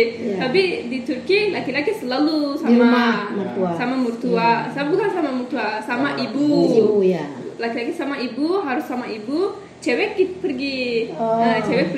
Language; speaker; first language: Indonesian; non-native, learner; Turkish